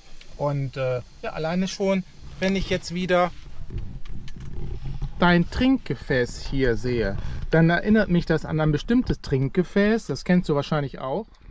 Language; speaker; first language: German; non-native, fluent; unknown